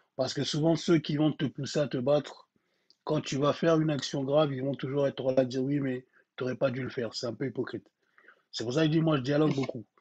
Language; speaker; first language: French; non-native, local second language; Lingala